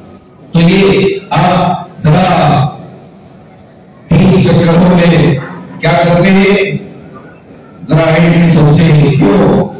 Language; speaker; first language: Urdu; native; Urdu